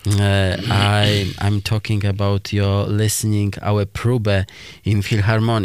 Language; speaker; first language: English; non-native, learner; Polish